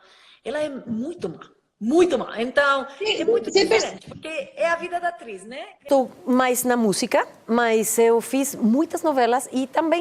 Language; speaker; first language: Portuguese; non-native, fluent; Spanish